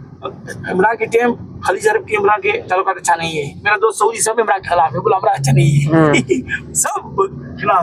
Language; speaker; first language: Hindi; non-native, learner; Baluchi